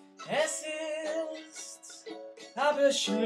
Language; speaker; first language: German; non-native, learner; English